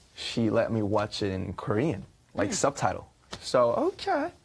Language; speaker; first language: English; non-native, fluent; Korean